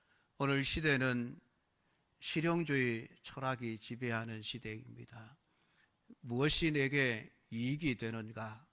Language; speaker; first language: Korean; native; Korean